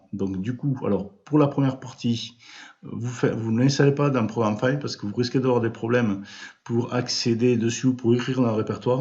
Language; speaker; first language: French; native; French